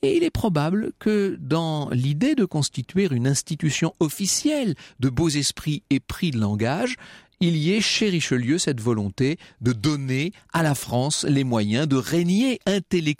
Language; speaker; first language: French; native; French